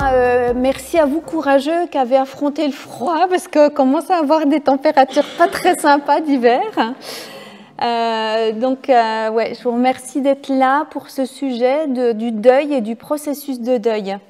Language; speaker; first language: French; native; French